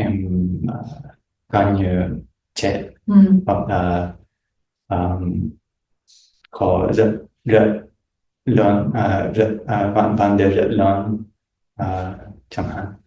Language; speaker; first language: Vietnamese; non-native, learner; English